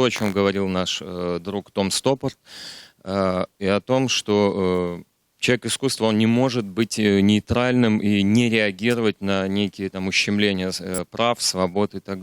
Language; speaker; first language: Russian; native; Russian